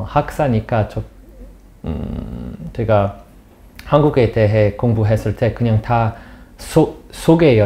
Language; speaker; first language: Korean; non-native, fluent; English